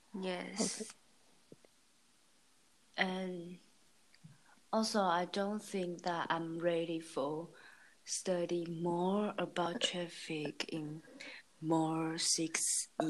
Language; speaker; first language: English; non-native, learner; Chinese